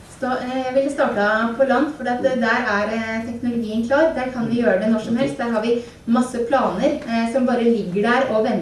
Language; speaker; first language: Norwegian; native; Norwegian